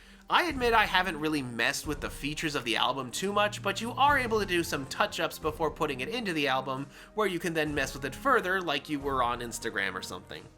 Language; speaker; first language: English; native; English